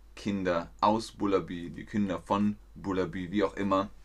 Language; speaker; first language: German; native; German